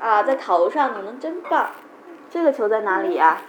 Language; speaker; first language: Chinese; native; Chinese